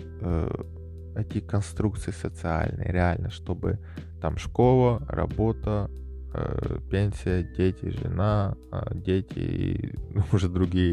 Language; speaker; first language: Russian; native; Russian